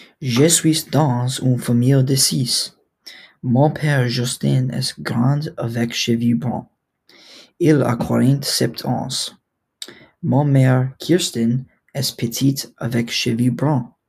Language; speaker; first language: French; non-native, learner; English